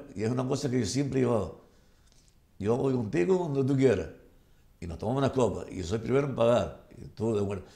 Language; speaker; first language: Spanish; native; Spanish